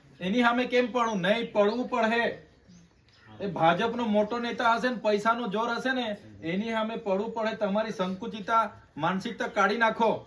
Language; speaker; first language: Gujarati; native; Gujarati